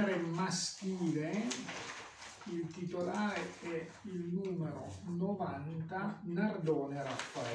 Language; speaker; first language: Italian; native; Italian